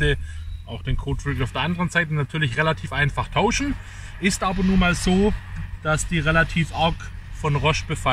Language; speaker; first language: German; native; German